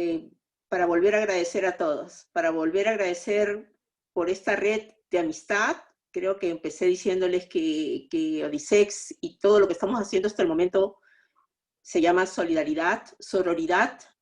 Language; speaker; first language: Spanish; native; Spanish